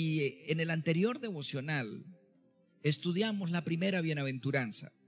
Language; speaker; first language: Spanish; native; Spanish